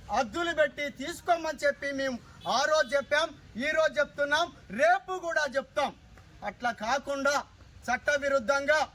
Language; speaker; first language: Telugu; native; Telugu